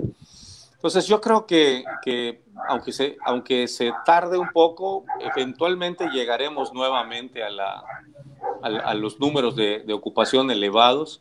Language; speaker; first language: Spanish; native; Spanish